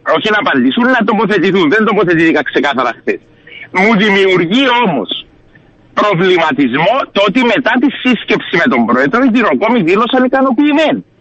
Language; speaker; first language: Greek; native; Greek